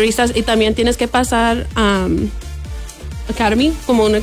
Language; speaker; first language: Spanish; early bilingual, heritage; English